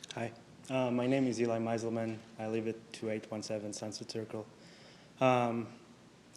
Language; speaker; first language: English; non-native, fluent; Hebrew